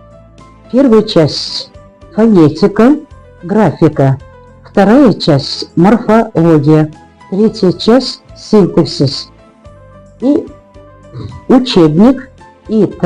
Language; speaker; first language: Russian; non-native, local second language; Uzbek